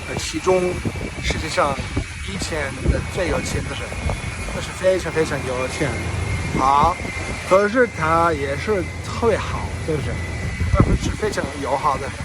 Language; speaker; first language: Chinese; non-native, learner; English